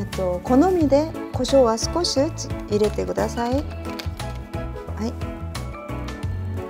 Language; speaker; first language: Japanese; non-native, fluent; Korean